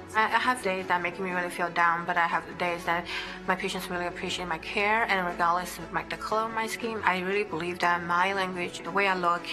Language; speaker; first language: English; non-native, fluent; Chinese